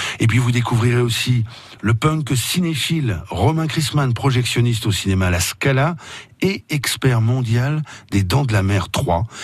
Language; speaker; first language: French; native; French